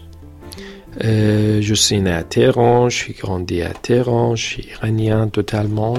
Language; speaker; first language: French; non-native, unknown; Persian